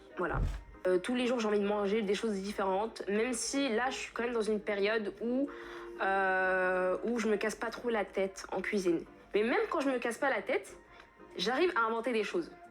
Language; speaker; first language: French; early bilingual, other home language; Fula